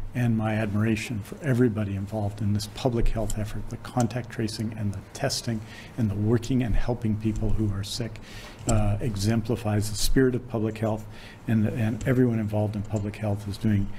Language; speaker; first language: English; native; English